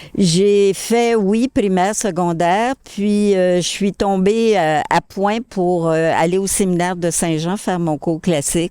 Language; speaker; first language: French; native; French